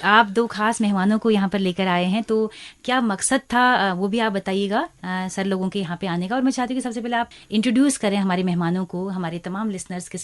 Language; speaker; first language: Hindi; native; Hindi